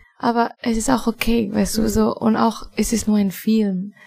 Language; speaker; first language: German; non-native, fluent; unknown